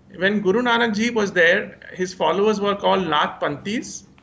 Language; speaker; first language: English; early bilingual, other home language; Hindi